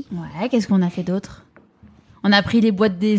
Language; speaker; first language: French; native; French